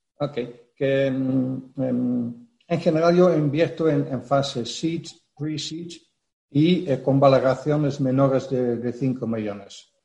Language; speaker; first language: Spanish; non-native, fluent; Dutch